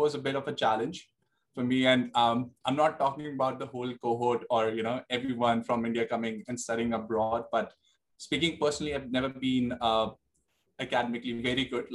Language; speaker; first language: English; non-native, local second language; Hindi